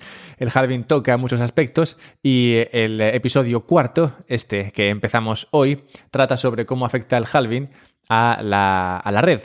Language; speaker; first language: Spanish; native; Spanish